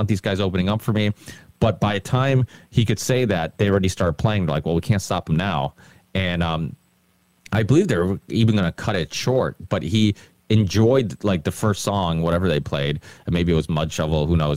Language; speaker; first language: English; native; English